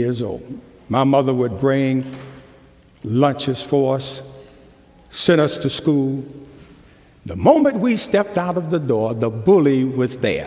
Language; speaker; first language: English; native; English